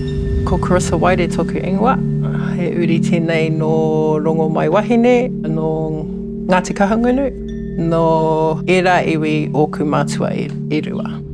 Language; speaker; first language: Māori; non-native, local second language; English